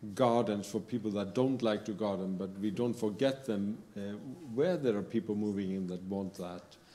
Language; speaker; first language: English; non-native, fluent; Icelandic